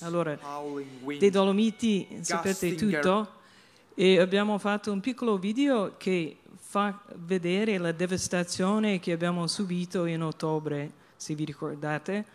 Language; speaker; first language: Italian; non-native, fluent; English